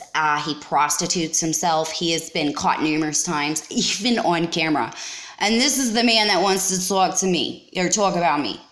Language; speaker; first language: English; native; English